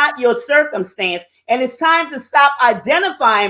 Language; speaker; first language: English; native; English